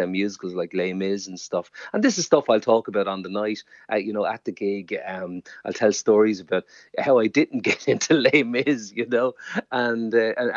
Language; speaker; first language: English; native; English